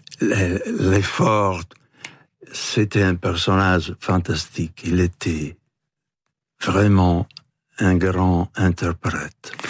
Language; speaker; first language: French; non-native, fluent; Italian